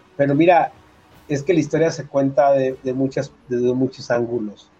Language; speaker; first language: Spanish; native; Spanish